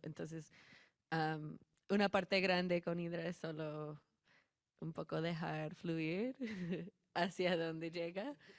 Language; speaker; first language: Spanish; non-native, fluent; English